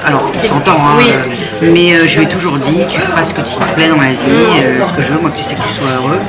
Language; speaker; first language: French; native; French